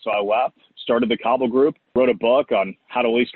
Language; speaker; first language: English; native; English